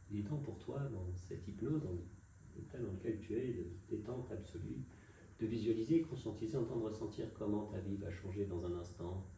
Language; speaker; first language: French; native; French